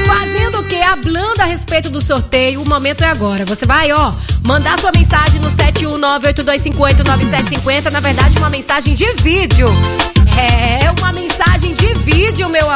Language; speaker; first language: Portuguese; native; Portuguese